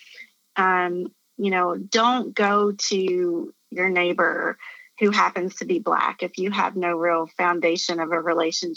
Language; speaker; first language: English; native; English